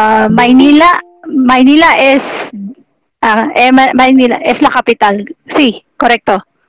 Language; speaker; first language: Spanish; non-native, learner; Filipino